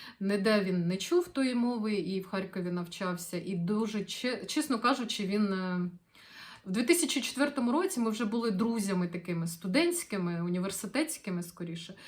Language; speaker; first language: Ukrainian; non-native, local second language; Russian